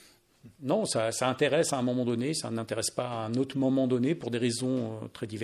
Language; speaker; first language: French; native; French